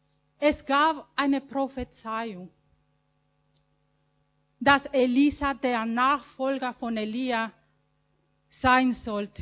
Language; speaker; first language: German; non-native, fluent; Spanish